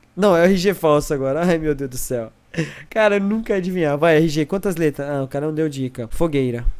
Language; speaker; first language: Portuguese; native; Portuguese